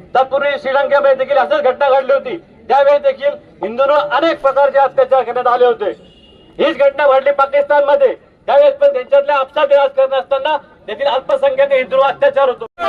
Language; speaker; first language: Marathi; native; Marathi